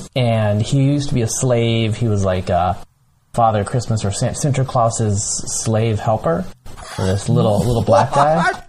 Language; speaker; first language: English; early bilingual, other home language; Bangla